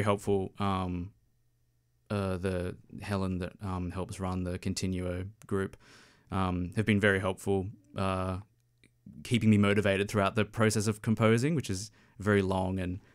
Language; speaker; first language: English; native; English